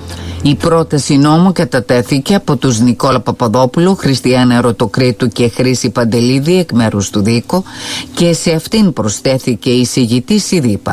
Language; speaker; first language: Greek; native; Greek